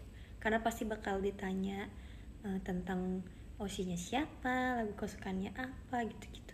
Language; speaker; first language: Indonesian; native; Indonesian